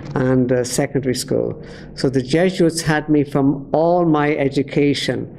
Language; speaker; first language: English; native; English